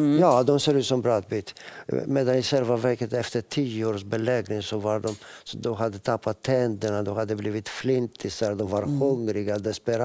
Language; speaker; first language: Swedish; non-native, fluent; Greek